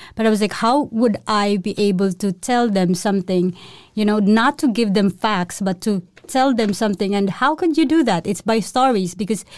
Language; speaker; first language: English; non-native, local second language; Cebuano